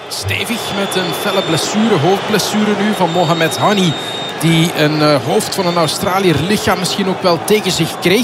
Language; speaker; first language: Dutch; native; Dutch